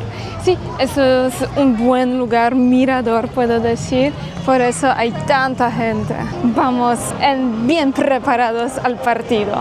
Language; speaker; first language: Spanish; non-native, fluent; Polish